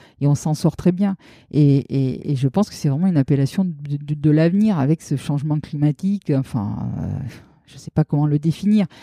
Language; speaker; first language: French; native; French